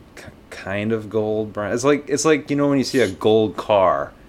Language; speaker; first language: English; native; English